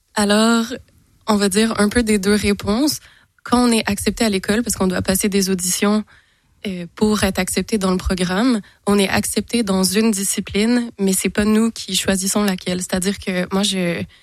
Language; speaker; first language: French; native; French